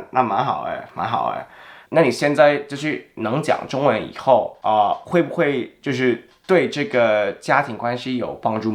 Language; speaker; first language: Chinese; non-native, fluent; English